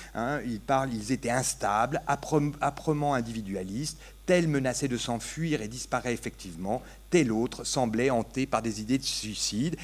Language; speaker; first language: French; native; French